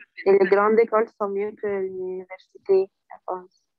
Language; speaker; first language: French; non-native, learner; Arabic